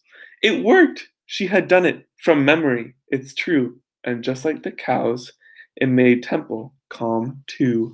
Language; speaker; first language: English; native; English